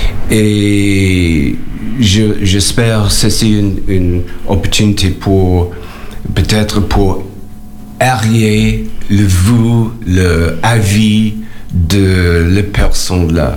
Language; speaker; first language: French; non-native, learner; English